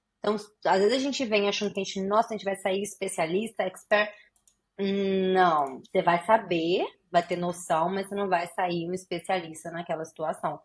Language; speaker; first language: Portuguese; native; Portuguese